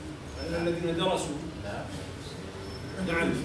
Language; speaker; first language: Arabic; native; Arabic